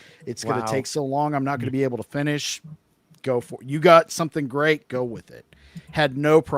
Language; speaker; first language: English; native; English